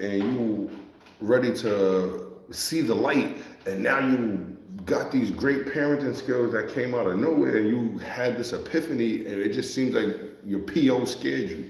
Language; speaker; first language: English; native; English